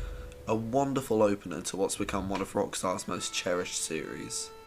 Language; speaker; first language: English; native; English